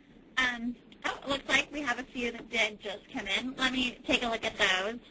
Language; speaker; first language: English; native; English